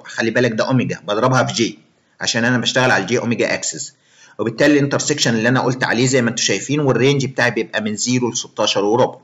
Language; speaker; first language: Arabic; native; Arabic